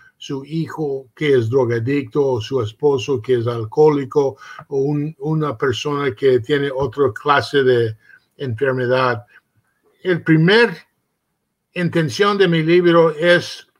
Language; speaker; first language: Spanish; early bilingual, heritage; Spanish